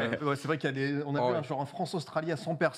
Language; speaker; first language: French; native; French